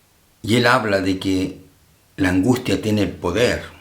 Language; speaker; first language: Spanish; native; Spanish